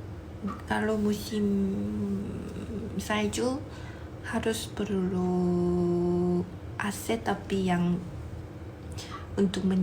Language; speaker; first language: Indonesian; non-native, fluent; Korean